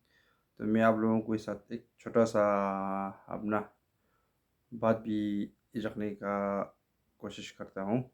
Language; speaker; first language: Hindi; non-native, local second language; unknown